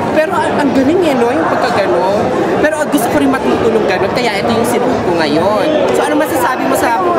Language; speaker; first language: Filipino; native; Filipino